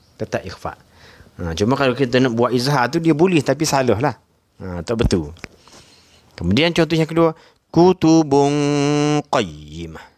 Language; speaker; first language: Malay; native; Malay